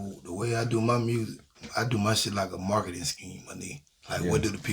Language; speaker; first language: English; native; English